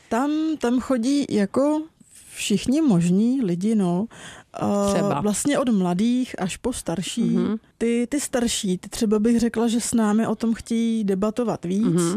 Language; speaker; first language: Czech; native; Czech